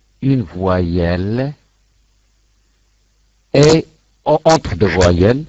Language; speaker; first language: French; non-native, local second language; Arabic